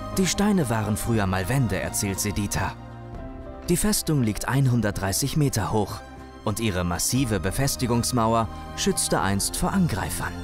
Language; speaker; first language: German; native; German